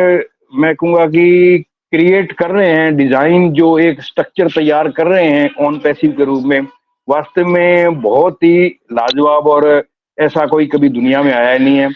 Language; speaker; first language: Hindi; native; Hindi